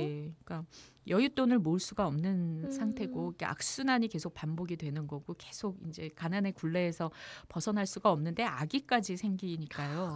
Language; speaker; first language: Korean; native; Korean